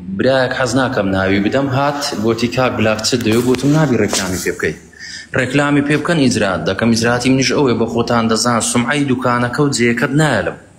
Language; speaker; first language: Central Kurdish; native; Central Kurdish